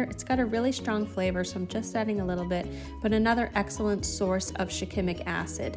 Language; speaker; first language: English; native; English